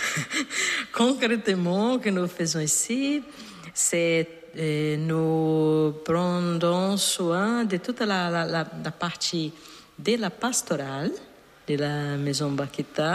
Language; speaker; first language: French; non-native, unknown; Portuguese